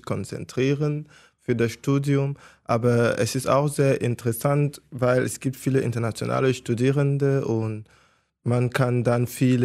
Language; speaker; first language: German; non-native, fluent; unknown